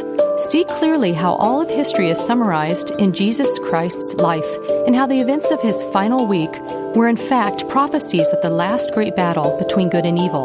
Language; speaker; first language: English; native; English